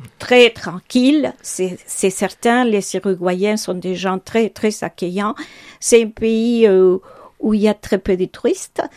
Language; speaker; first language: French; non-native, fluent; Spanish